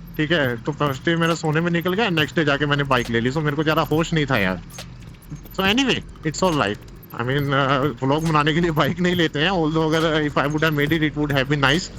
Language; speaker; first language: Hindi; native; Hindi